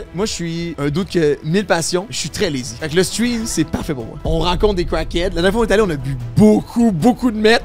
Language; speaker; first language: French; native; French